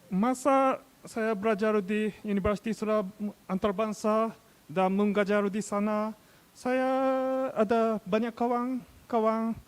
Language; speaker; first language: Indonesian; non-native, learner; Japanese